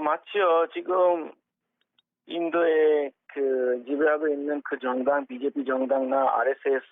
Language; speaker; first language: Korean; non-native, fluent; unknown